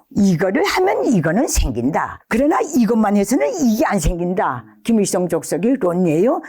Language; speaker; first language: Korean; native; Korean